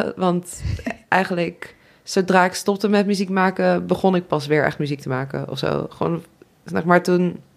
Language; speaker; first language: Dutch; native; Dutch